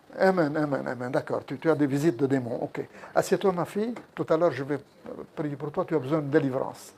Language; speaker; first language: French; non-native, local second language; Arabic